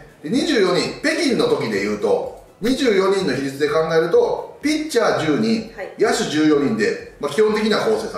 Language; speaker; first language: Japanese; native; Japanese